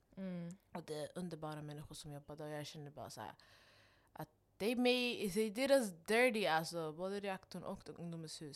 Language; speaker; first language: Swedish; non-native, local second language; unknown